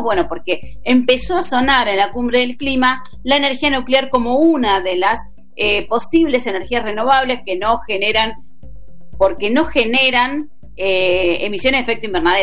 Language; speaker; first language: Spanish; native; Spanish